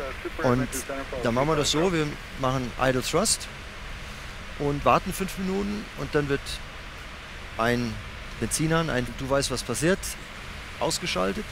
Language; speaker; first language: German; native; German